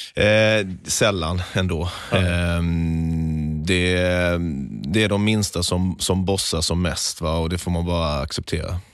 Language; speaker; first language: Swedish; native; Swedish